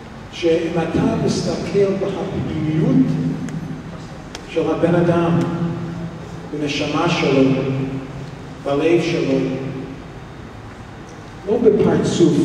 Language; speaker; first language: Hebrew; non-native, fluent; English